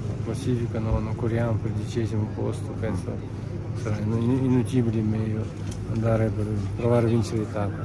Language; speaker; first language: Italian; non-native, learner; Russian